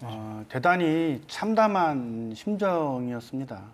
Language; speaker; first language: Korean; native; Korean